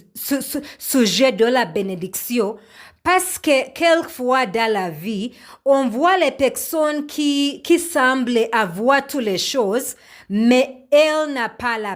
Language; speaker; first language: French; non-native, learner; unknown